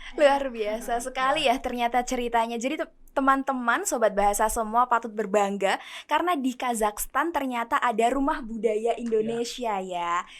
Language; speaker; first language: Indonesian; native; Indonesian